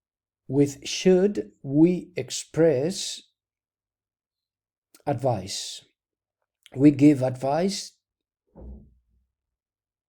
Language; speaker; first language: English; non-native, fluent; Spanish